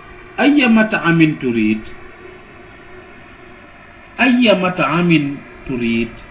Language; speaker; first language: Arabic; non-native, fluent; Wolof